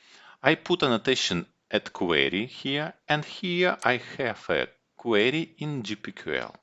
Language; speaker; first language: English; non-native, fluent; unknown